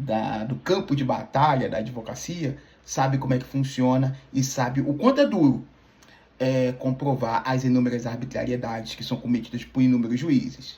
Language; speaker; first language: Portuguese; native; Portuguese